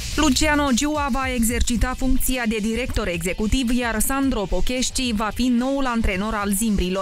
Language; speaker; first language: Romanian; native; Romanian